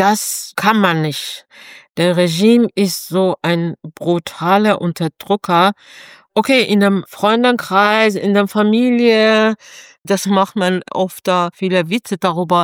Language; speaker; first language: German; non-native, fluent; Persian